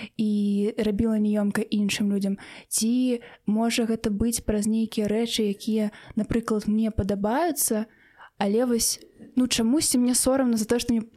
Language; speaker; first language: Belarusian; non-native, local second language; Russian